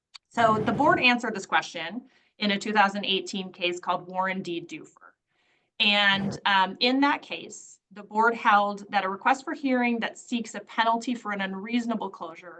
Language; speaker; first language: English; native; English